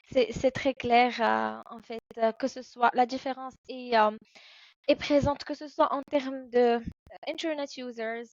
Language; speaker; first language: French; non-native, fluent; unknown